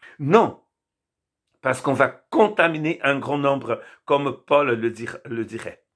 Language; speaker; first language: French; non-native, fluent; Portuguese